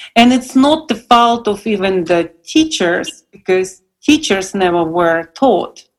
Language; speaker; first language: English; non-native, fluent; Russian